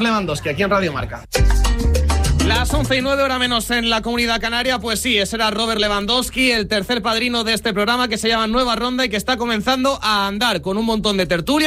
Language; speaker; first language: Spanish; native; Spanish